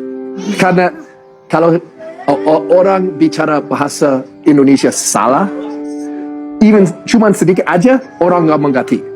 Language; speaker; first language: Indonesian; early bilingual, heritage; Indonesian